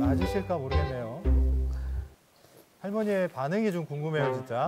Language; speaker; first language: Korean; native; Korean